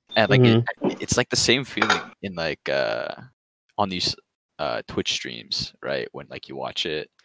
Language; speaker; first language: English; native; English